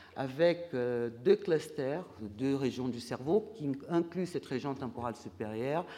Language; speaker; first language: French; non-native, fluent; Portuguese